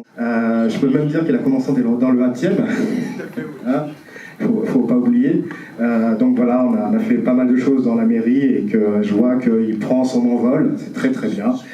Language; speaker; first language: French; native; French